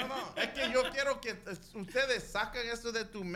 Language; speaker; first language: Spanish; early bilingual, heritage; Spanish